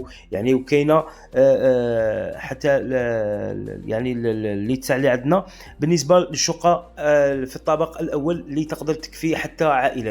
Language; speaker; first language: Arabic; native; Arabic